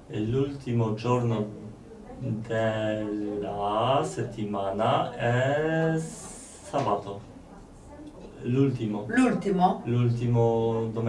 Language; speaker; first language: Italian; non-native, learner; Polish